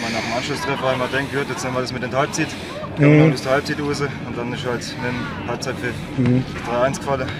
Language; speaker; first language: German; native; German